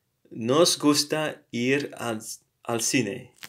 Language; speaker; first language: Spanish; non-native, learner; English